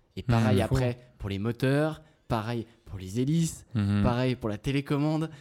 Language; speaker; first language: French; native; French